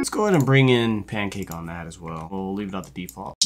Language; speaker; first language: English; native; English